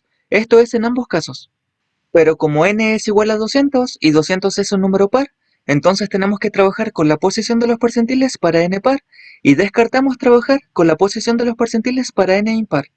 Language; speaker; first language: Spanish; native; Spanish